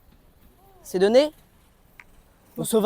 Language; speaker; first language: French; native; French